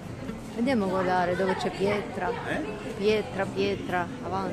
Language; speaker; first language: Italian; non-native, learner; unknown